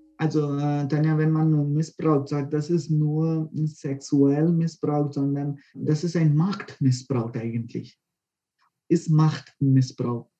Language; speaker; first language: German; non-native, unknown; Konkani